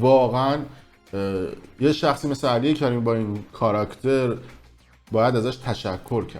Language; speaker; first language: Persian; native; Persian